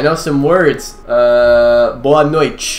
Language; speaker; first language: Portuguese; non-native, learner; English